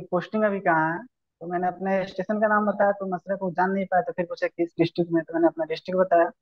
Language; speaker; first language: Hindi; native; Hindi